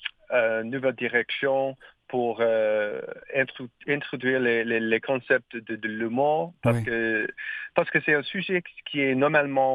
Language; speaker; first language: French; non-native, learner; English